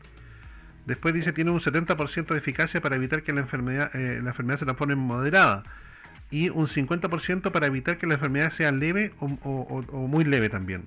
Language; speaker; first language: Spanish; native; Spanish